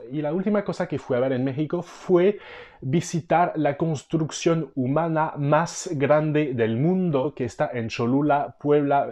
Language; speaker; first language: Spanish; non-native, fluent; French